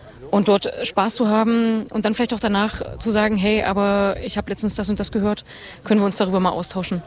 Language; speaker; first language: German; native; German